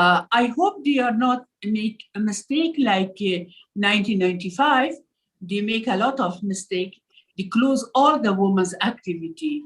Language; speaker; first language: English; non-native, learner; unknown